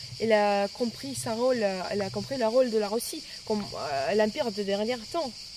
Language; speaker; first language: French; non-native, fluent; Russian